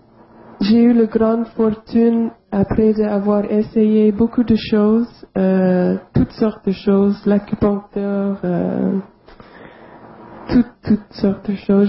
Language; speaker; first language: French; non-native, local second language; English